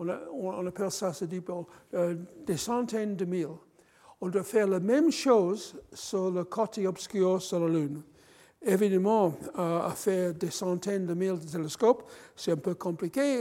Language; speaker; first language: French; non-native, fluent; English